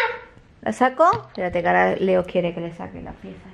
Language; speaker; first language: Spanish; native; Spanish